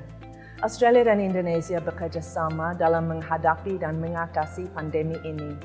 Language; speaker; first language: Indonesian; non-native, fluent; English